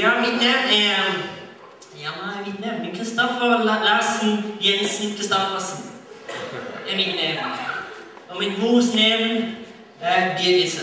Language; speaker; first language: Danish; non-native, learner; Norwegian